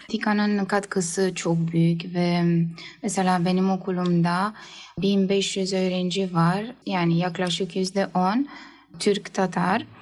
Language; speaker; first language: Turkish; early bilingual, heritage; Turkish